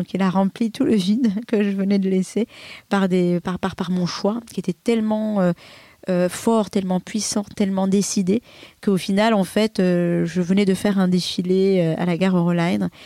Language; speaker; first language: French; early bilingual, other home language; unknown